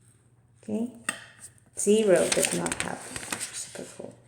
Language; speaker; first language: English; non-native, fluent; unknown